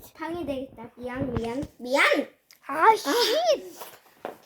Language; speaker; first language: Korean; native; Korean